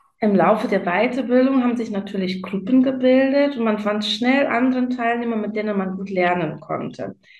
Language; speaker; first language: German; non-native, fluent; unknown